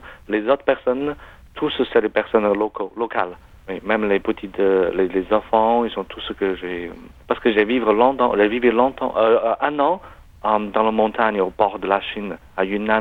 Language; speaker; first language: French; non-native, learner; Chinese